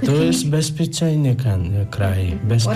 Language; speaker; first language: Polish; non-native, learner; Nepali